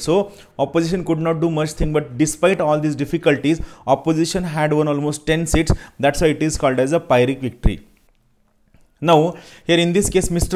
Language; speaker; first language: English; non-native, local second language; Marathi